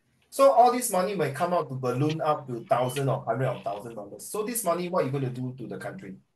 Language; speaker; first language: English; non-native, local second language; Chinese